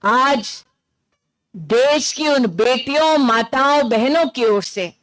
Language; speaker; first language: Hindi; non-native, local second language; Gujarati